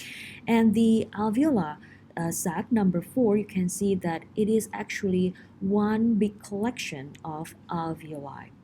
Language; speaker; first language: English; non-native, fluent; Indonesian